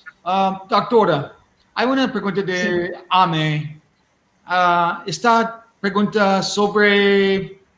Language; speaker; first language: Spanish; non-native, learner; English